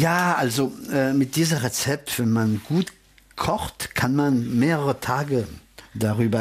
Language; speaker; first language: German; early bilingual, heritage; French